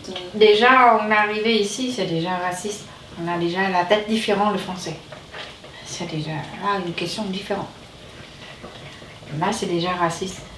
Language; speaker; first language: French; non-native, learner; Vietnamese